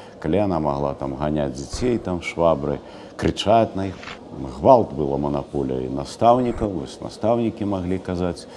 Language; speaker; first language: Belarusian; native; Belarusian